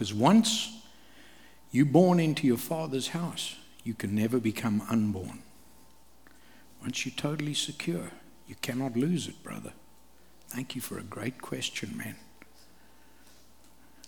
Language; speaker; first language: English; native; English